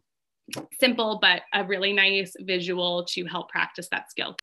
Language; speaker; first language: English; native; English